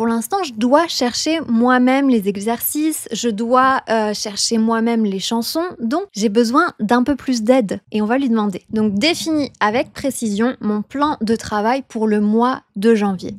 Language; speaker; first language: French; native; French